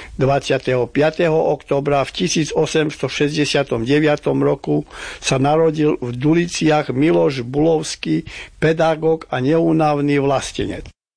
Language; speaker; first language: Slovak; early bilingual, heritage; Slovak